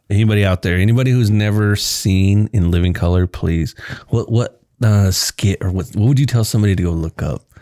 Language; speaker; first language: English; native; English